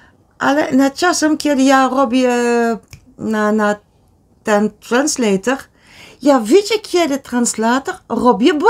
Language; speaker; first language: Polish; non-native, learner; Dutch